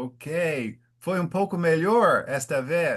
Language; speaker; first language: Portuguese; non-native, fluent; English